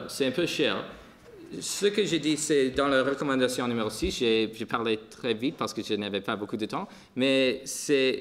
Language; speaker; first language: French; non-native, local second language; English